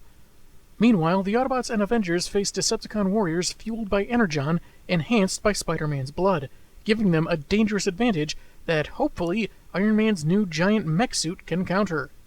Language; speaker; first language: English; native; English